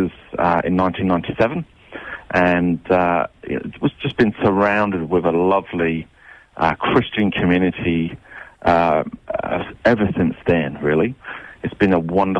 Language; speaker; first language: English; native; English